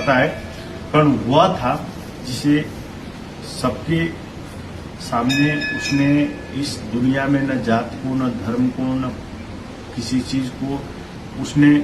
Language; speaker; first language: Hindi; native; Hindi